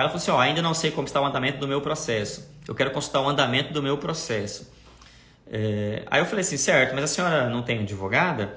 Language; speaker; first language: Portuguese; native; Portuguese